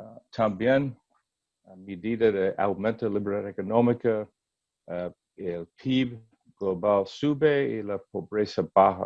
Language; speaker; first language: Spanish; non-native, learner; English